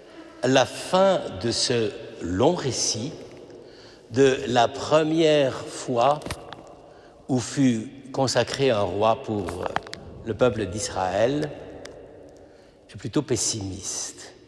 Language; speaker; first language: French; native; French